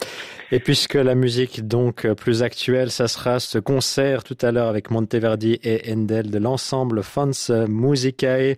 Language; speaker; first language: French; native; French